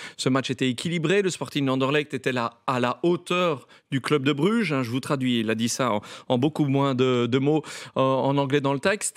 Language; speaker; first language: French; native; French